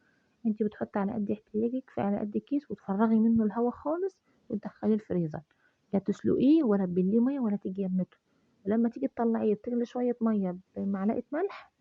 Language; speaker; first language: Arabic; native; Arabic